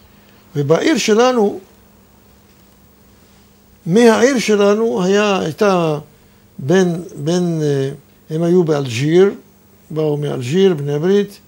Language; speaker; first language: Hebrew; non-native, fluent; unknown